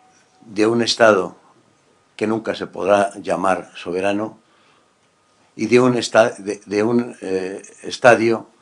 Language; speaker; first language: Spanish; native; Spanish